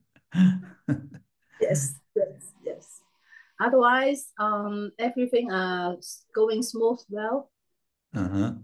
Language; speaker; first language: English; non-native, learner; Cantonese